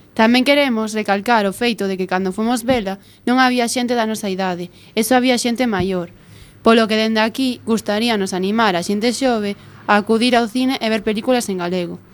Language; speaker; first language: Galician; non-native, local second language; Spanish